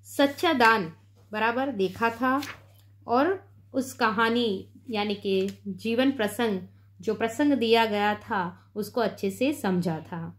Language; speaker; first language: Hindi; non-native, local second language; Gujarati